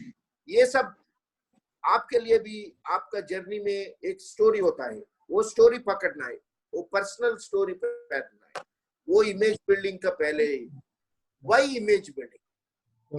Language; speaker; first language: Hindi; non-native, local second language; Telugu